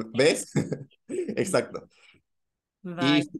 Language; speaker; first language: Spanish; non-native, fluent; Romanian